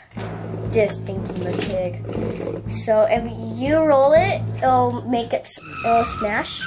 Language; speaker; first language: English; native; English